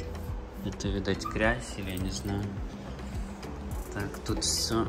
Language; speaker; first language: Russian; native; Russian